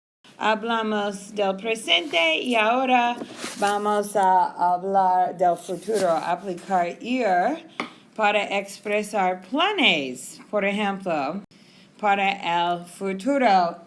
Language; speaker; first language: Spanish; non-native, fluent; English